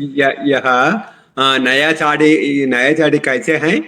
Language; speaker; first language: Hindi; non-native, learner; Telugu